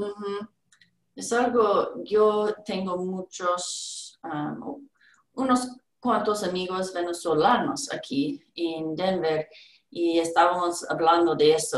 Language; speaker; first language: Spanish; non-native, learner; English